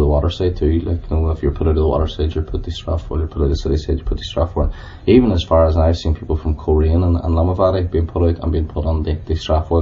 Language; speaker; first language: English; native; English